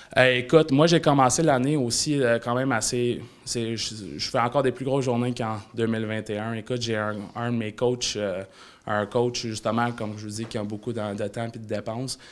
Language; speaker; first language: French; native; French